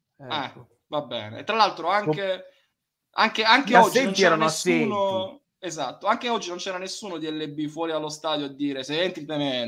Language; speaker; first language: Italian; native; Italian